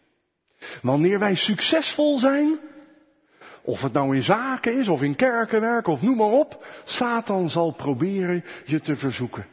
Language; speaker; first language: Dutch; native; Dutch